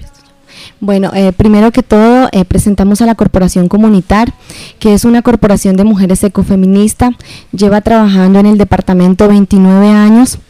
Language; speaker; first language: Spanish; native; Spanish